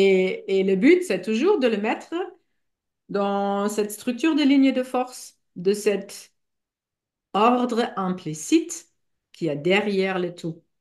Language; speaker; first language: French; non-native, fluent; German